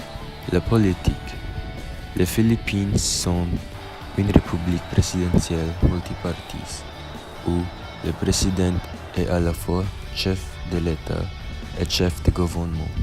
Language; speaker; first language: French; non-native, learner; Filipino